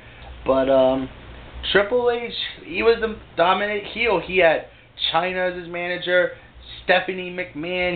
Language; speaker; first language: English; native; English